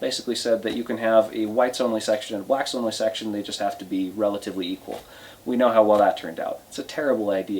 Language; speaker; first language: English; native; English